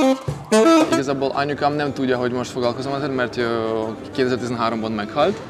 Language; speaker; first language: Hungarian; non-native, fluent; Russian